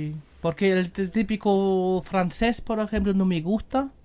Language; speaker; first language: Spanish; non-native, fluent; German